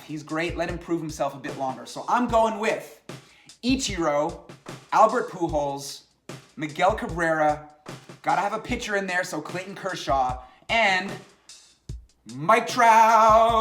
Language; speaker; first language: English; native; English